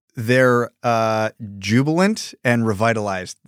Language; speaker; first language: English; early bilingual, other home language; Ukrainian